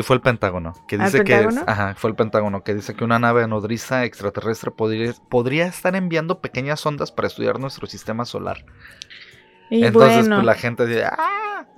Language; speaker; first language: Spanish; native; Spanish